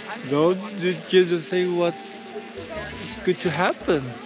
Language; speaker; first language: English; native; English